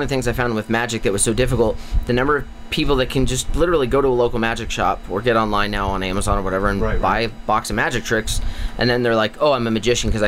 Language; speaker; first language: English; native; English